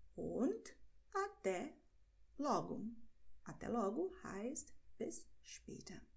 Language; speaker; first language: German; non-native, fluent; Portuguese